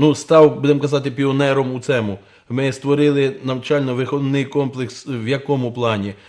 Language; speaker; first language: Ukrainian; native; Ukrainian